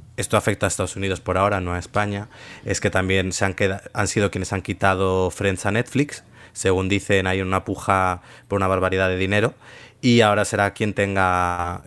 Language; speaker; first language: Spanish; native; Spanish